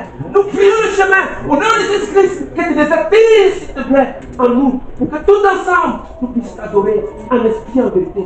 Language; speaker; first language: French; non-native, local second language; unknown